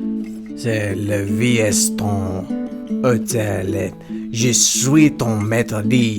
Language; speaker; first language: French; non-native, learner; English